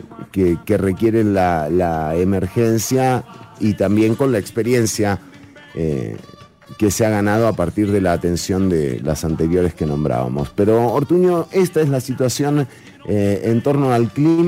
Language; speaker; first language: Spanish; native; Spanish